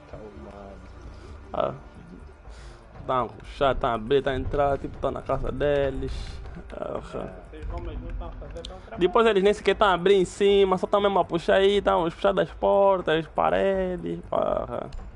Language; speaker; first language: Portuguese; native; Portuguese